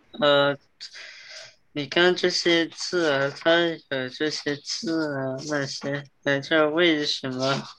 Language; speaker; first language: Chinese; early bilingual, heritage; Chinese